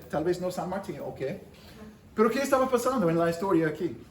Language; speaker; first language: Spanish; non-native, fluent; English